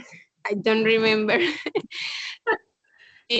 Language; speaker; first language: English; non-native, learner; Spanish